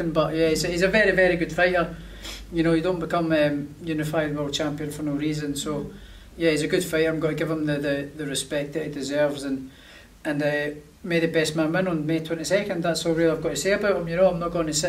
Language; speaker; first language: English; native; English